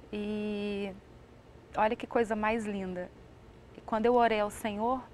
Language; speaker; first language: Portuguese; native; Portuguese